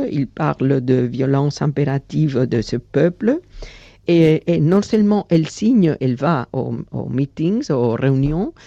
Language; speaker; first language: French; non-native, fluent; Catalan